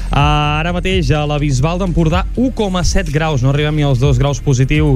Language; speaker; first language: Catalan; native; Catalan